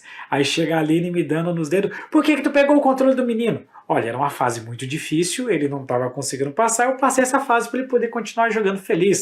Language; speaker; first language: Portuguese; native; Portuguese